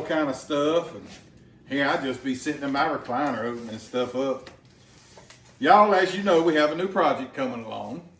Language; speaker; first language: English; native; English